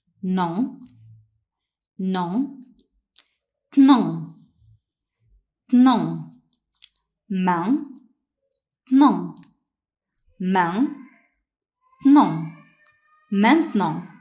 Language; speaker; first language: French; non-native, local second language; Arabic